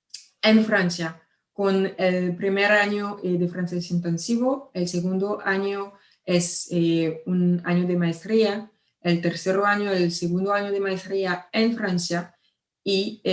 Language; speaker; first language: Spanish; non-native, fluent; French